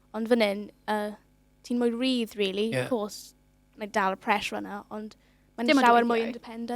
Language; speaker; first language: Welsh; non-native, local second language; English